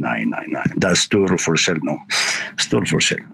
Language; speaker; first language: Norwegian; non-native, learner; Arabic